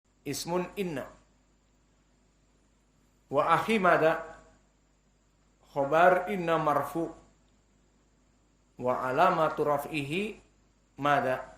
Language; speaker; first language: Arabic; non-native, fluent; Indonesian